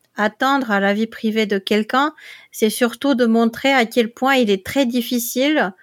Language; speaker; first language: French; non-native, fluent; Dutch